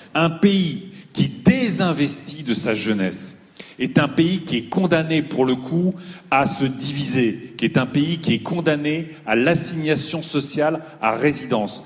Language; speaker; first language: French; native; French